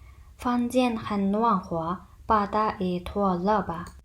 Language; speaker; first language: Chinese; non-native, fluent; Mongolian